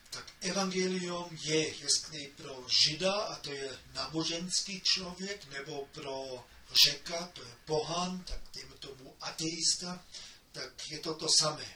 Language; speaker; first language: Czech; non-native, fluent; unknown